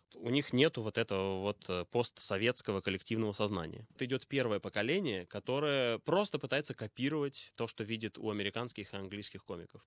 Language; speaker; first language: Russian; native; Russian